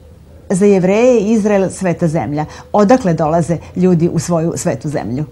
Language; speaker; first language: Serbian; native; Serbian